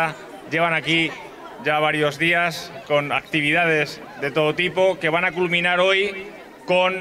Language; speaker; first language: Spanish; native; Spanish